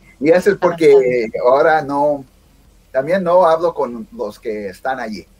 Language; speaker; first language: Spanish; early bilingual, heritage; Spanish